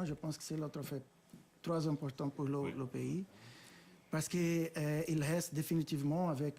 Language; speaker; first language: French; non-native, fluent; Portuguese